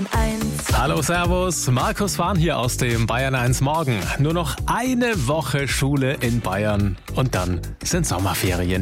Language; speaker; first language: German; native; German